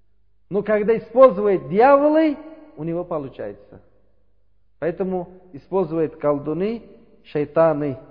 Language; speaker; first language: Russian; non-native, learner; Uzbek